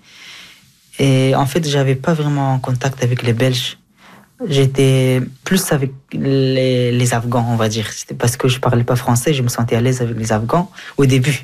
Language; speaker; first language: French; early bilingual, other home language; Persian